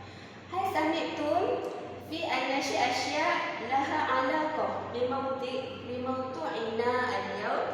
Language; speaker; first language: Arabic; non-native, learner; Malay